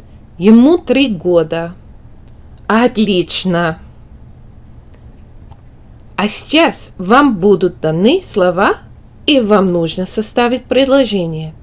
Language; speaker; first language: Russian; non-native, fluent; English